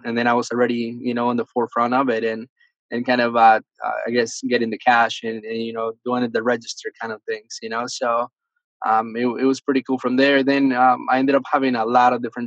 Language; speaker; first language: English; early bilingual, other home language; Spanish